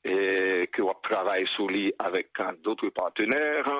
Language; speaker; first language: French; non-native, local second language; Haitian Creole